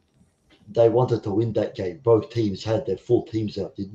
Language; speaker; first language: English; native; English